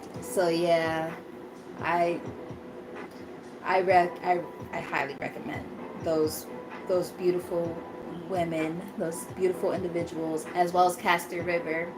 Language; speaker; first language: English; native; English